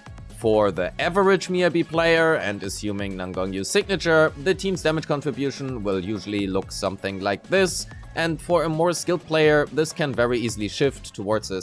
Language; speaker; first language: English; non-native, fluent; German